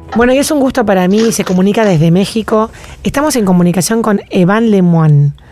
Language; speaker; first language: Spanish; native; Spanish